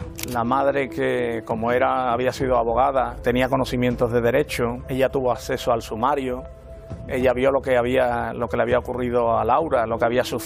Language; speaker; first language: Spanish; native; Spanish